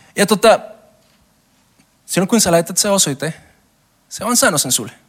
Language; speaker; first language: Finnish; non-native, learner; Spanish